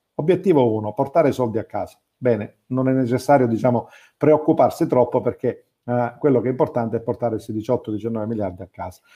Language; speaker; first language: Italian; native; Italian